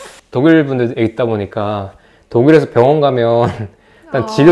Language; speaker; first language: Korean; native; Korean